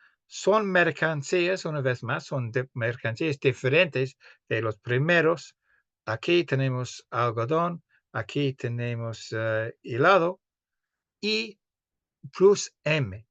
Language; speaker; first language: Spanish; non-native, fluent; English